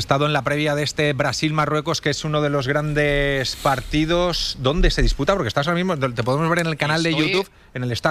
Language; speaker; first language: Spanish; native; Spanish